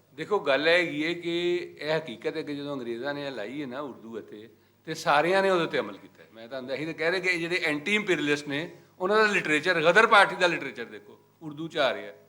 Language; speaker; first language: Punjabi; native; Punjabi